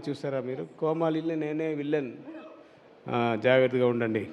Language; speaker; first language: Telugu; non-native, learner; Tamil